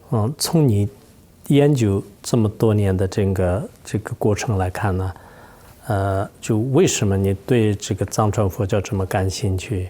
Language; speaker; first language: Chinese; non-native, local second language; Tibetan